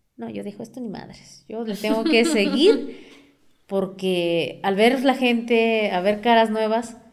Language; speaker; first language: Spanish; non-native, local second language; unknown